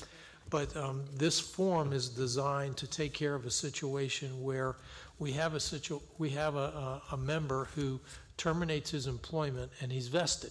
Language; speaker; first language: English; native; English